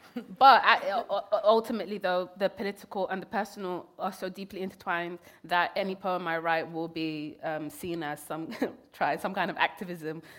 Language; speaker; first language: English; native; English